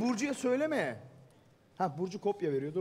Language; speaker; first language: Turkish; native; Turkish